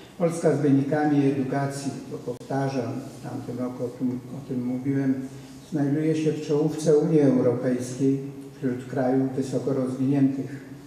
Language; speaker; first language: Polish; native; Polish